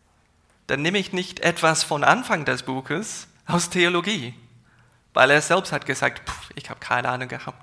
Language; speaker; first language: German; non-native, fluent; English